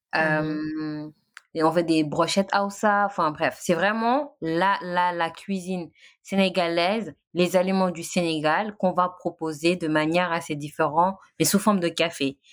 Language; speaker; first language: French; non-native, local second language; Wolof